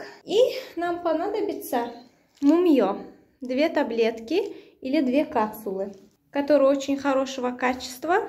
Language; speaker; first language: Russian; non-native, local second language; Uzbek